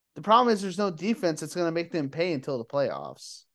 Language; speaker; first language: English; native; English